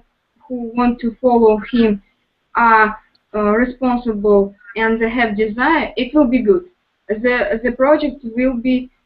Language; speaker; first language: English; non-native, learner; Russian